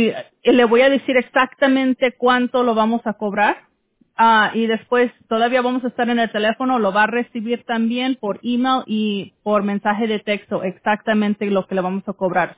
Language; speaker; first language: Spanish; early bilingual, heritage; Spanish